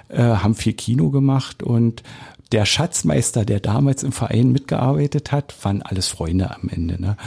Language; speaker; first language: German; native; German